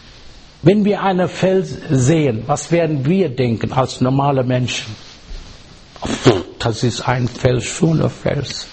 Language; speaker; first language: German; non-native, learner; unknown